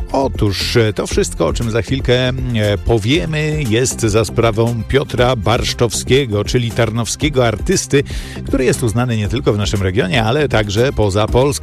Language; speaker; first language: Polish; native; Polish